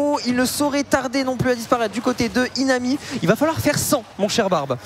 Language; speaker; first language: French; native; French